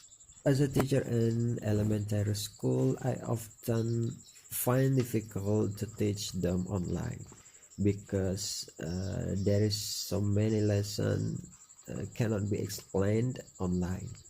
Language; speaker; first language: English; non-native, learner; Indonesian